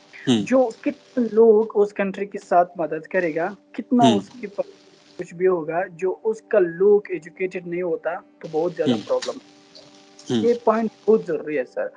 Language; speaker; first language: Hindi; non-native, learner; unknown